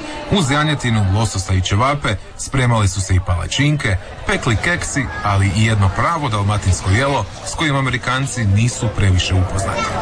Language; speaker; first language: Serbian; native; Serbian